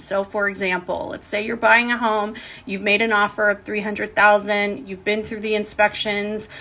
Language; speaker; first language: English; native; English